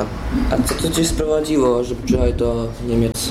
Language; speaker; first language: Polish; early bilingual, heritage; Polish